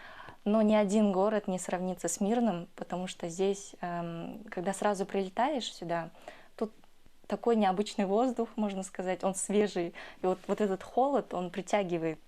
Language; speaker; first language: Russian; early bilingual, other home language; Kyrgyz